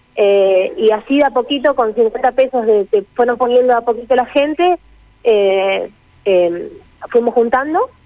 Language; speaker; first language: Spanish; native; Spanish